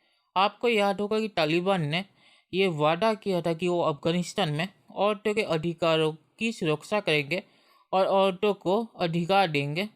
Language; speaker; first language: Hindi; native; Hindi